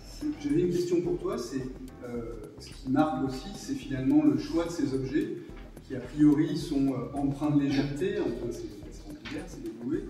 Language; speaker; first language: French; native; French